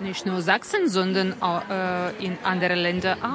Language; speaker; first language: German; non-native, fluent; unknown